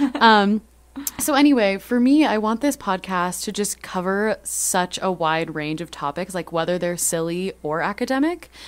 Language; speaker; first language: English; native; English